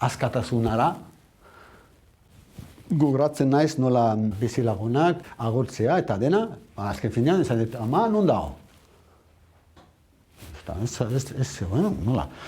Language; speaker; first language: Basque; non-native, learner; Arabic